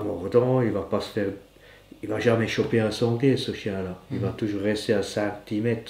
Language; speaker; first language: French; native; French